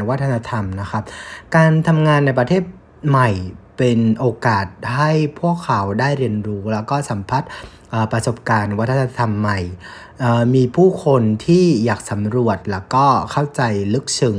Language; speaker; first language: Thai; non-native, fluent; Vietnamese